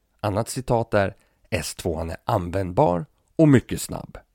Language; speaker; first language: Swedish; native; Swedish